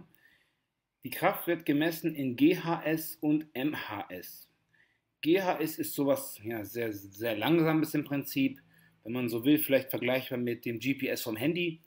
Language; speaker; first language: German; native; German